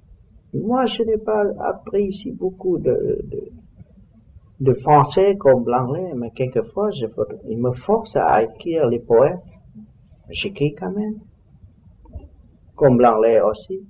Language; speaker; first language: French; non-native, learner; Vietnamese